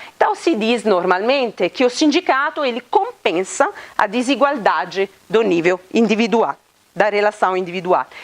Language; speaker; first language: Portuguese; non-native, fluent; Italian